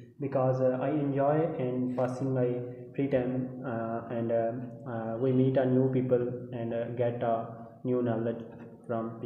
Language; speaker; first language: English; non-native, learner; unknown